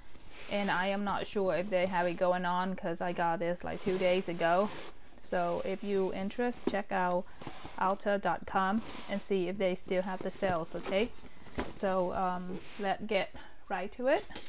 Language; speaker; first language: English; non-native, fluent; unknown